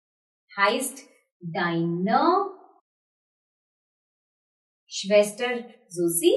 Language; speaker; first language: German; non-native, fluent; Hindi